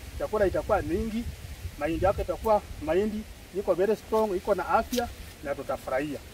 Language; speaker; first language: Swahili; non-native, local second language; Luyia